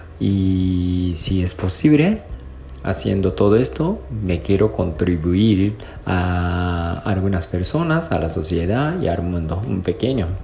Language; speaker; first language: Spanish; non-native, fluent; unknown